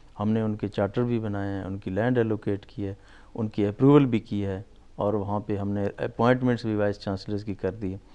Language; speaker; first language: Urdu; non-native, local second language; Baluchi